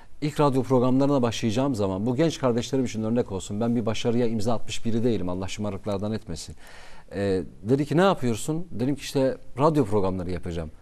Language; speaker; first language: Turkish; non-native, local second language; Kurdish